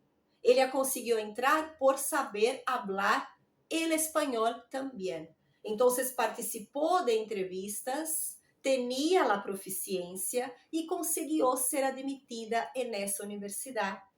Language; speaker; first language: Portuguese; non-native, learner; Spanish